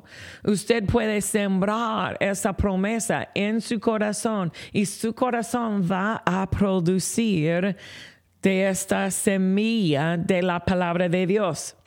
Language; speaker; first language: Spanish; non-native, fluent; English